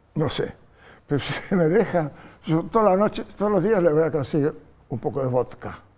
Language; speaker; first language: Spanish; non-native, fluent; Polish